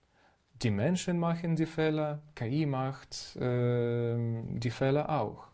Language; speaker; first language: German; non-native, fluent; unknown